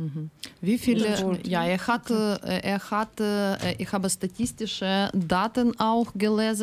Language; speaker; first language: German; non-native, learner; Ukrainian